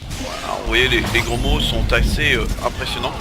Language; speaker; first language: French; native; French